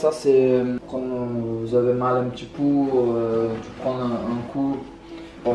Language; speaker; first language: French; non-native, learner; Portuguese